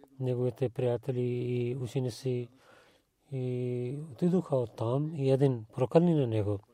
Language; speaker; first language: Bulgarian; non-native, learner; Urdu